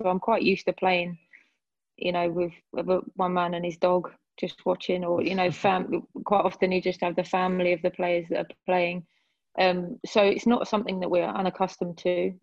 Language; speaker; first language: English; native; English